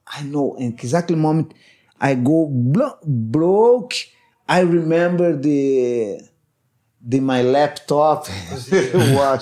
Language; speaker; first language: English; non-native, learner; Portuguese